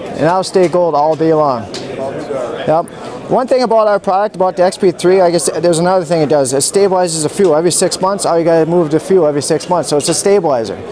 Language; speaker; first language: English; native; English